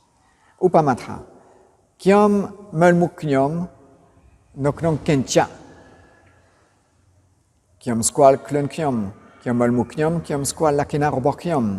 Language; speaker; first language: Khmer; non-native, fluent; French